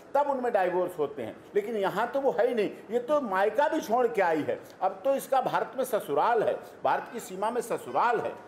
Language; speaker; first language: Hindi; native; Hindi